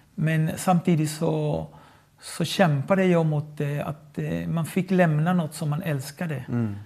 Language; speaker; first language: Swedish; non-native, fluent; Spanish